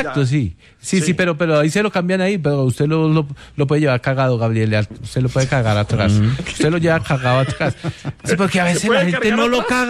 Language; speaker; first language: Spanish; native; Spanish